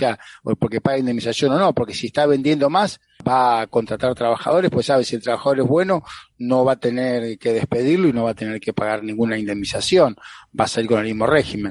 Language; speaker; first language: Spanish; native; Spanish